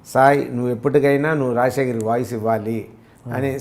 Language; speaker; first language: Telugu; early bilingual, other home language; Tamil